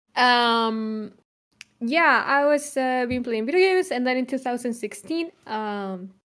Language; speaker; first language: English; non-native, fluent; Spanish